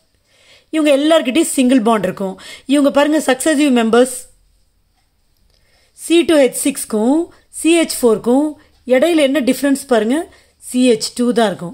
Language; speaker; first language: Tamil; native; Tamil